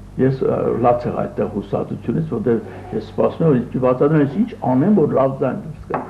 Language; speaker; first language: Armenian; early bilingual, other home language; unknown